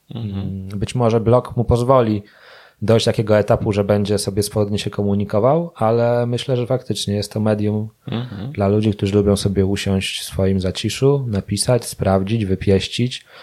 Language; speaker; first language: Polish; native; Polish